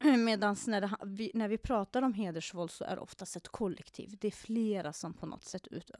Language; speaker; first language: Swedish; non-native, fluent; Arabic